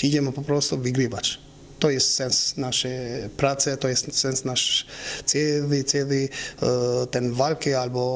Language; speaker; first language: Polish; non-native, learner; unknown